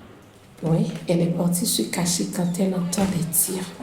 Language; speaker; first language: French; non-native, local second language; Haitian Creole